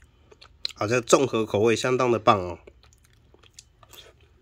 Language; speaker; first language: Chinese; native; Chinese